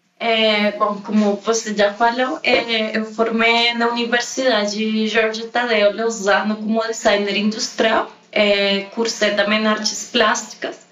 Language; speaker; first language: Portuguese; non-native, fluent; Spanish